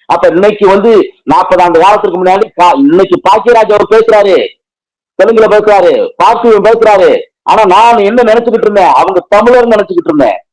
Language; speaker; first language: Tamil; native; Tamil